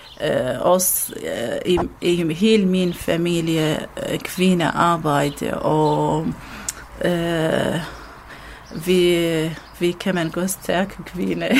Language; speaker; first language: Danish; non-native, learner; Arabic